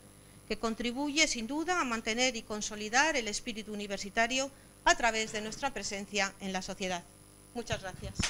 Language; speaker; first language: Spanish; native; Spanish